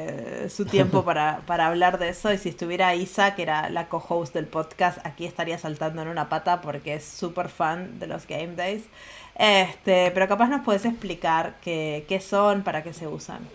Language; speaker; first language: Spanish; native; Spanish